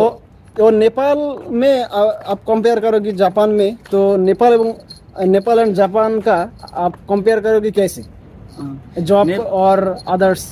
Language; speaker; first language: Hindi; non-native, fluent; Bangla